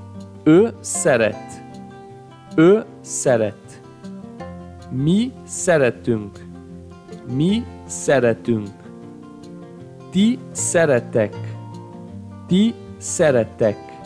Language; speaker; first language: Hungarian; non-native, learner; Portuguese